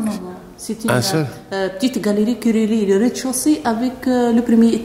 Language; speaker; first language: French; non-native, local second language; Arabic